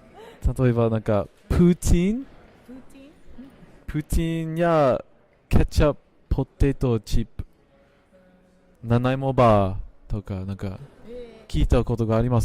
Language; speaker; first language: Japanese; non-native, fluent; English